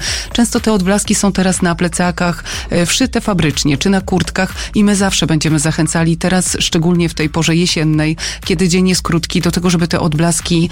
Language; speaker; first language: Polish; native; Polish